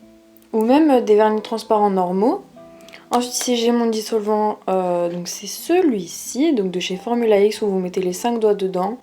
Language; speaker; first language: French; native; French